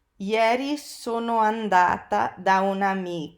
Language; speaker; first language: Italian; non-native, fluent; English